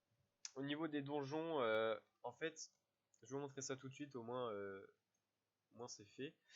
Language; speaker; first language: French; native; French